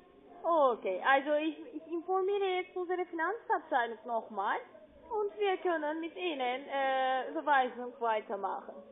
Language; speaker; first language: German; non-native, learner; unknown